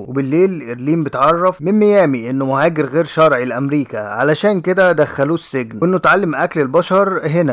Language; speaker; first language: Arabic; native; Arabic